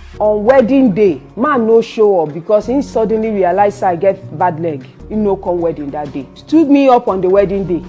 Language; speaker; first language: Nigerian Pidgin; non-native, local second language; Igbo